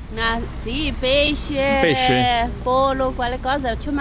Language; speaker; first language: Italian; non-native, learner; Chinese